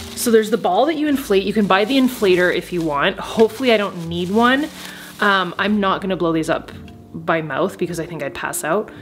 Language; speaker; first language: English; native; English